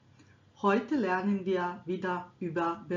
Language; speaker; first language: German; non-native, fluent; Croatian